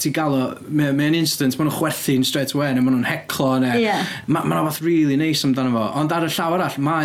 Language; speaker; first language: Welsh; native; Welsh